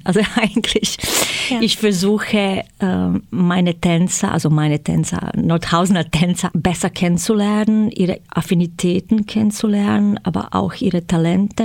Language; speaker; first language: German; non-native, fluent; Croatian